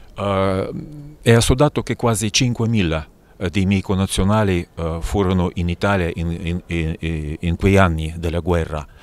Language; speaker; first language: Italian; non-native, fluent; Russian